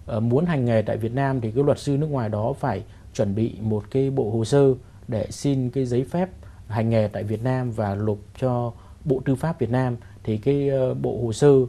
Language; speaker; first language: Vietnamese; native; Vietnamese